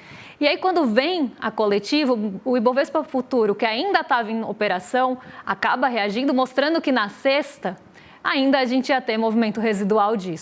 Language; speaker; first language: Portuguese; native; Portuguese